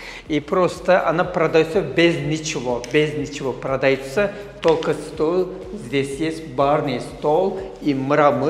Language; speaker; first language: Russian; non-native, fluent; Turkish